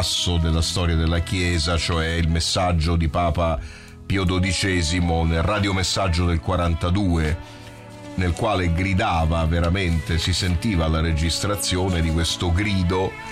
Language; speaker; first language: Italian; native; Italian